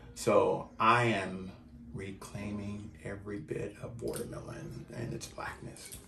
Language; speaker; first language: English; native; English